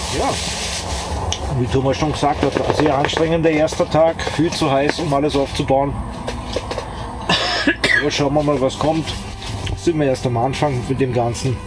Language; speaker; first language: German; native; German